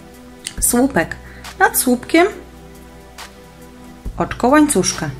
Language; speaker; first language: Polish; native; Polish